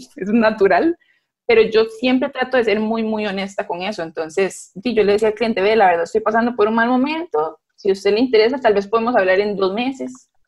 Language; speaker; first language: Spanish; native; Spanish